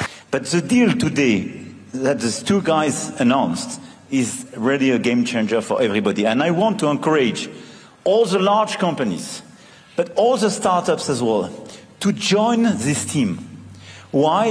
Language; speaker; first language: English; non-native, fluent; French